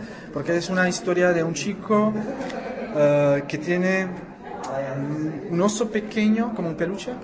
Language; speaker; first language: Spanish; non-native, fluent; Czech